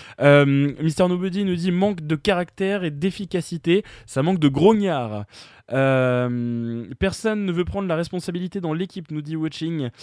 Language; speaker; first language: French; native; French